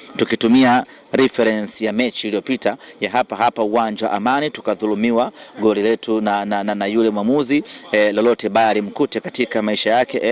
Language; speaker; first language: Swahili; native; Swahili